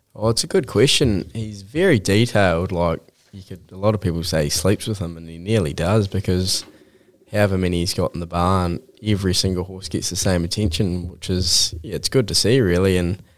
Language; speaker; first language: English; native; English